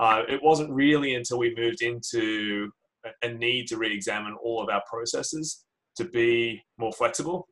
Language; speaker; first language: English; native; English